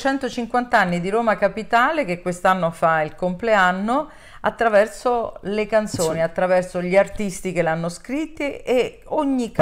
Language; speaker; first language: Italian; native; Italian